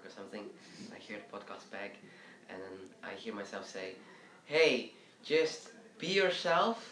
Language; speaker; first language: English; early bilingual, other home language; Indonesian